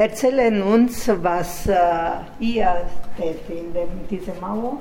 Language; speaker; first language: German; non-native, fluent; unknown